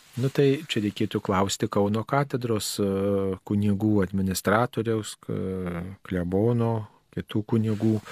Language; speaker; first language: Lithuanian; native; Lithuanian